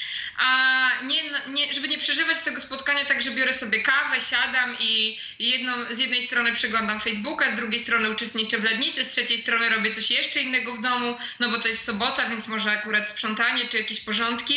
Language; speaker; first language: Polish; native; Polish